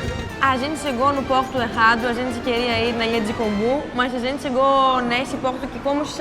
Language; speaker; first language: Portuguese; non-native, fluent; Greek